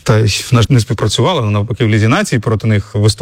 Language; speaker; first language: Ukrainian; native; Ukrainian